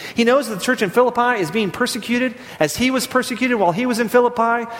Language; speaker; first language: English; native; English